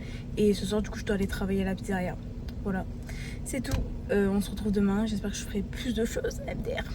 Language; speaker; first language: French; native; French